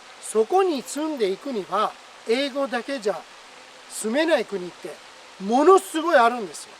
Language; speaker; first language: Japanese; non-native, fluent; Persian